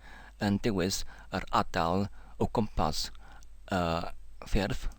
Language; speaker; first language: Welsh; non-native, learner; English